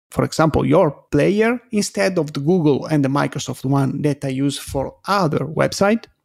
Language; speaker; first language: English; non-native, fluent; Italian